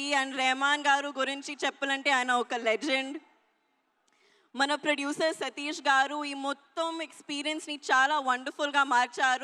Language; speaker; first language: Telugu; non-native, learner; Hindi